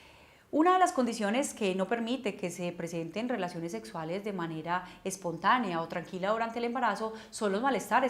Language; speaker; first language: Spanish; native; Spanish